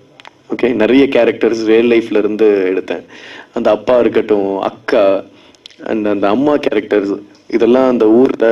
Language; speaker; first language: Tamil; non-native, fluent; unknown